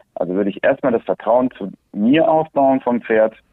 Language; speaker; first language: German; early bilingual, other home language; Spanish